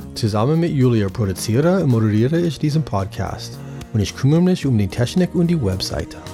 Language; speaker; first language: German; non-native, fluent; English